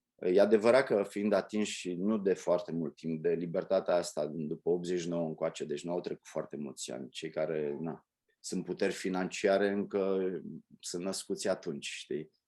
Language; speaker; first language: Romanian; native; Romanian